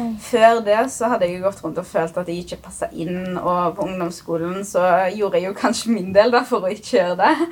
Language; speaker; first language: Norwegian; early bilingual, other home language; Arabic